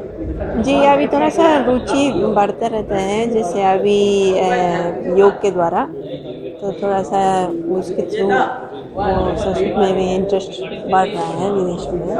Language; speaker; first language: Hindi; non-native, fluent; Spanish